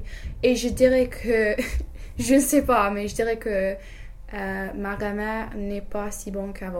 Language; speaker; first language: French; non-native, fluent; English